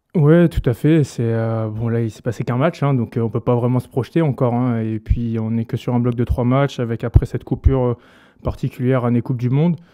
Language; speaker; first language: French; native; French